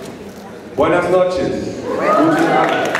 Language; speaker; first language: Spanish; non-native, fluent; German